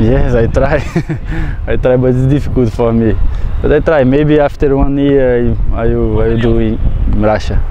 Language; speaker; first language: English; non-native, learner; Portuguese